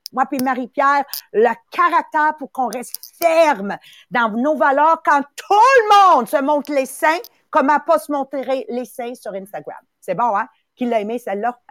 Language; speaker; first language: French; early bilingual, other home language; Italian